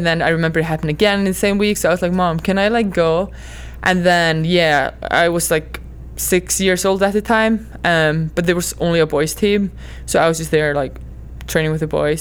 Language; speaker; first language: English; non-native, fluent; Icelandic